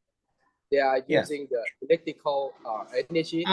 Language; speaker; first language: English; non-native, learner; Thai